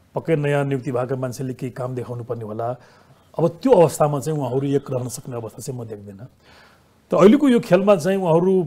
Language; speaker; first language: Nepali; native; Nepali